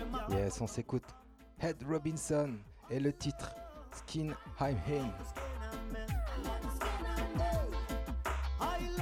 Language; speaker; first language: French; native; French